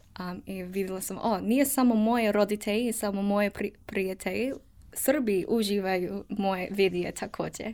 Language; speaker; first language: Serbian; non-native, learner; English